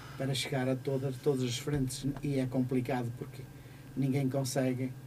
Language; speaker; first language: Portuguese; native; Portuguese